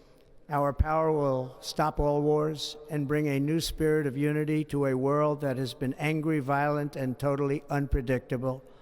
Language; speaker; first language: English; native; English